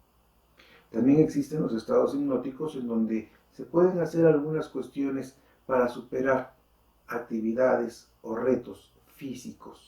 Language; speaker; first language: Spanish; native; Spanish